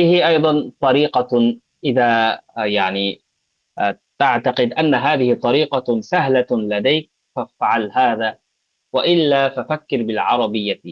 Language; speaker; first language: Arabic; non-native, fluent; Bangla